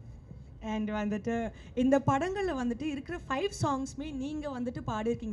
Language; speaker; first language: Tamil; native; Tamil